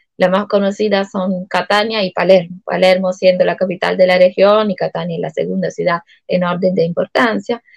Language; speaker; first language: Spanish; non-native, fluent; Italian